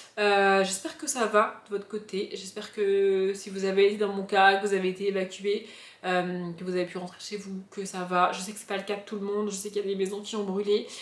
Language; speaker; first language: French; native; French